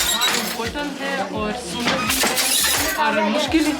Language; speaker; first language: Hindi; non-native, learner; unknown